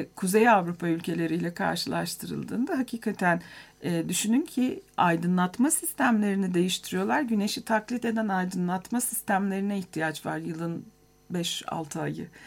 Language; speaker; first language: Turkish; native; Turkish